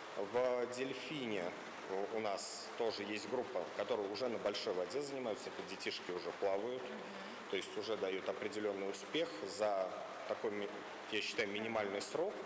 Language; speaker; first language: Russian; native; Russian